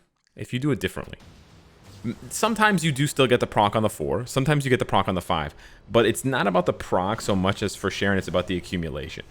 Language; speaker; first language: English; native; English